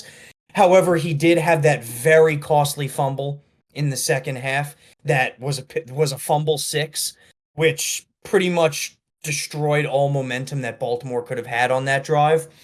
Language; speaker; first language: English; native; English